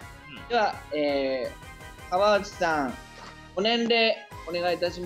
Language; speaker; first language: Japanese; native; Japanese